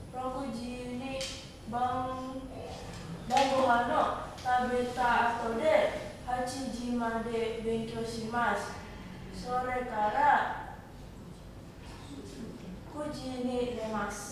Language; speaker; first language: Japanese; non-native, learner; Indonesian